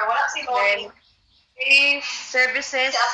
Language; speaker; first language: English; non-native, learner; Cebuano